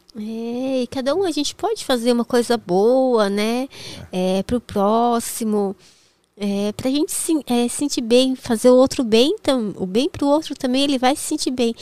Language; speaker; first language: Portuguese; native; Portuguese